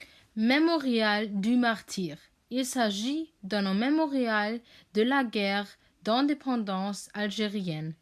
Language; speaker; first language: French; non-native, learner; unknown